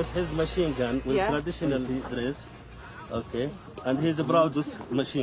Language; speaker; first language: English; non-native, fluent; Arabic